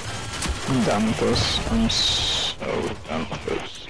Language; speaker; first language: English; native; English